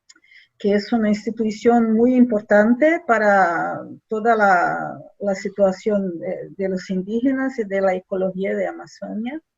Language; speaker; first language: Spanish; non-native, fluent; Portuguese